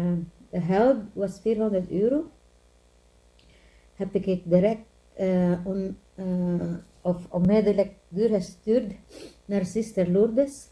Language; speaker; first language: Dutch; non-native, learner; Filipino